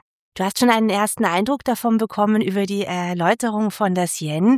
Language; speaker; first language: German; native; German